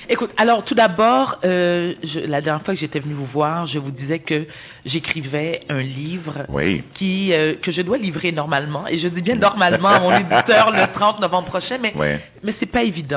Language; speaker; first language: French; native; French